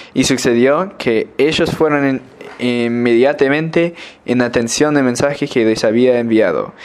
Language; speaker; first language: Spanish; non-native, learner; English